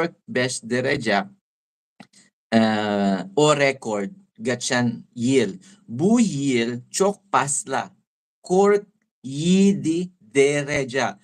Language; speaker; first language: Turkish; non-native, learner; Filipino